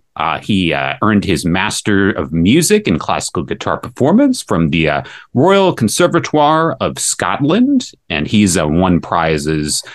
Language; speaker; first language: English; native; English